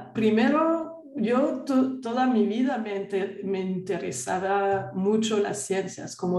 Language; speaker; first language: Spanish; non-native, fluent; French